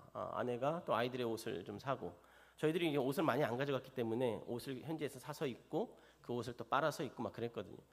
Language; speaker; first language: Korean; native; Korean